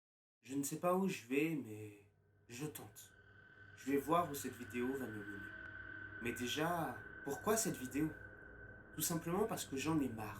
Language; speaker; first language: French; native; French